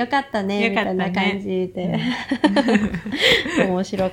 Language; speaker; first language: Japanese; non-native, fluent; Cantonese